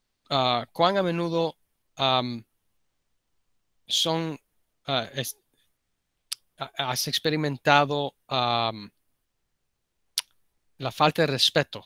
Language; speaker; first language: Spanish; early bilingual, heritage; Spanish